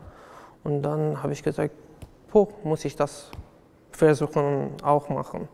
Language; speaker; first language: German; non-native, fluent; Persian